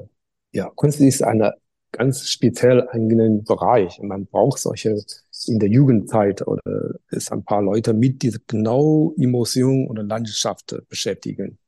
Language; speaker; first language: German; non-native, fluent; Chinese